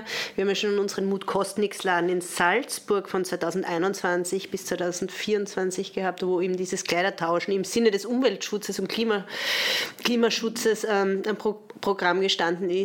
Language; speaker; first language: German; native; German